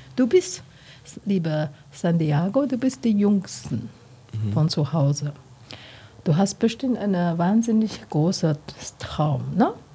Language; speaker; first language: German; non-native, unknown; Chinese